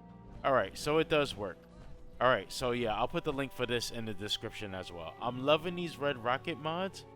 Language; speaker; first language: English; native; English